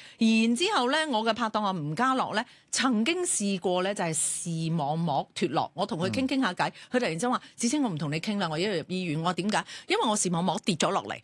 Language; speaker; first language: Cantonese; native; Cantonese